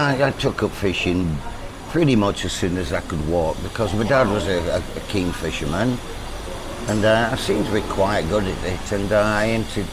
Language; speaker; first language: English; native; English